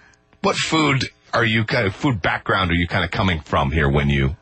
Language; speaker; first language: English; native; English